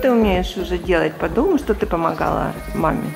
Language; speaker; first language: Russian; native; Russian